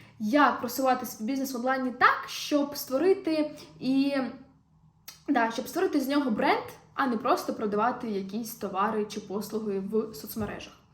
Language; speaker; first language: Ukrainian; non-native, local second language; Russian